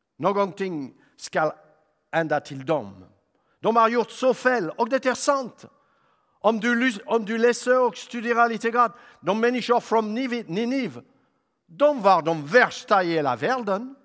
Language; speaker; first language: Swedish; non-native, fluent; French